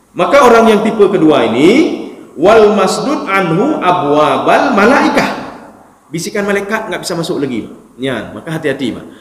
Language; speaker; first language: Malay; non-native, local second language; Achinese